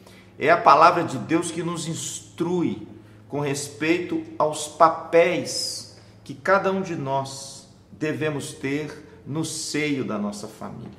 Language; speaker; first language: Portuguese; native; Portuguese